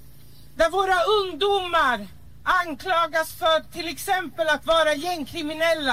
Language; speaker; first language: Swedish; early bilingual, other home language; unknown